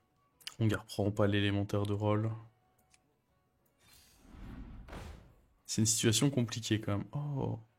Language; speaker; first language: French; native; French